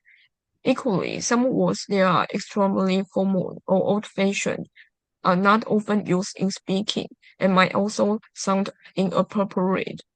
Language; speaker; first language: English; non-native, learner; Chinese